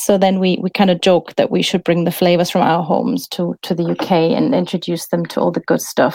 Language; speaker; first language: English; non-native, fluent; German